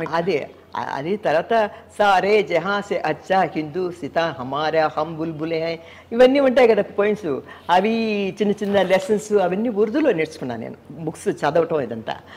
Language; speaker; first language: Telugu; native; Telugu